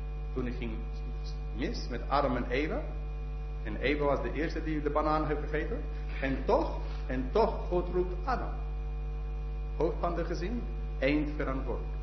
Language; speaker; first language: Dutch; non-native, fluent; English